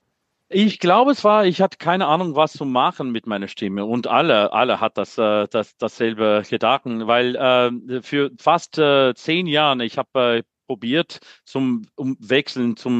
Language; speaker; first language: German; non-native, learner; English